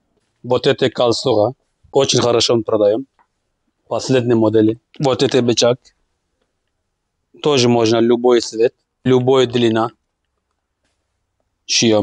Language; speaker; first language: Russian; non-native, learner; Turkish